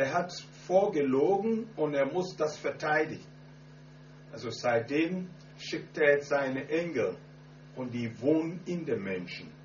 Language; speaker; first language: German; non-native, learner; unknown